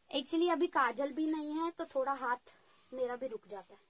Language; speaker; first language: Hindi; native; Hindi